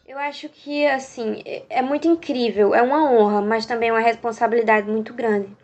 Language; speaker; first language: Portuguese; native; Portuguese